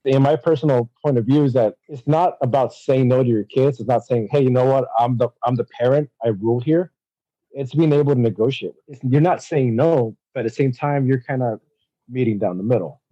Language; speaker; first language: English; early bilingual, other home language; Spanish